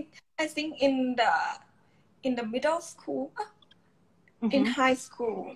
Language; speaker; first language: English; non-native, learner; Thai